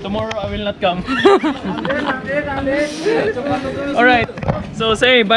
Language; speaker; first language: English; non-native, local second language; Filipino